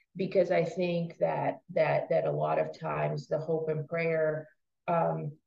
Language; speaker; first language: English; non-native, fluent; Russian